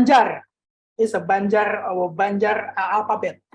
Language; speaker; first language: English; non-native, learner; Indonesian